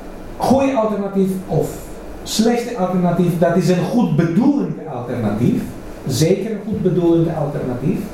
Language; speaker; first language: Dutch; non-native, fluent; Greek